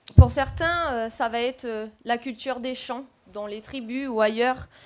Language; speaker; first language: French; native; French